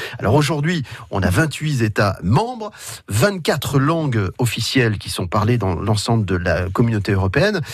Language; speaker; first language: French; native; French